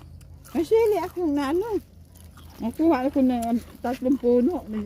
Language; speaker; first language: Filipino; non-native, local second language; Cebuano